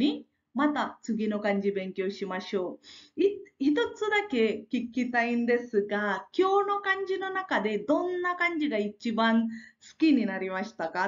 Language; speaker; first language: Japanese; non-native, fluent; Marathi